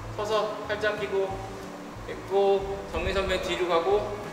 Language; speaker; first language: Korean; native; Korean